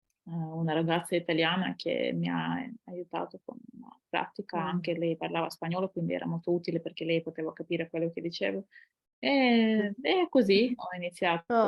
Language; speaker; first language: Italian; non-native, fluent; Ukrainian